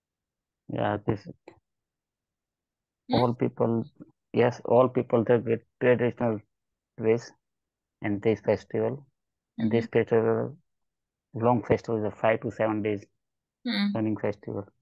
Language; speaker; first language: English; non-native, learner; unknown